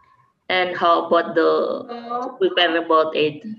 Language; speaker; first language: English; non-native, learner; Indonesian